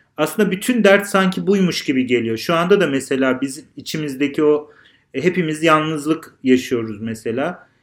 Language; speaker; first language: Turkish; native; Turkish